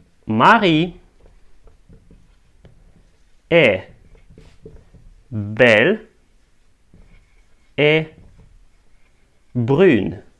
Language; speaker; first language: French; non-native, fluent; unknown